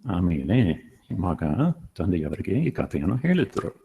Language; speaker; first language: Kannada; non-native, fluent; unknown